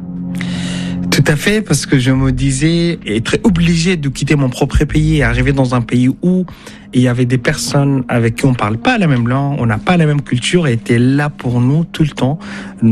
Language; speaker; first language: French; non-native, fluent; Arabic